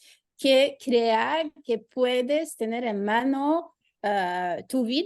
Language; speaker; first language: Spanish; non-native, fluent; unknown